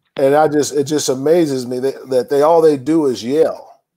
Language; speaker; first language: English; native; English